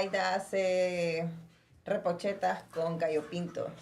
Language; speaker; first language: Spanish; native; Spanish